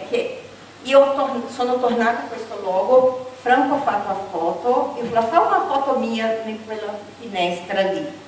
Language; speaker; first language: Italian; non-native, learner; Portuguese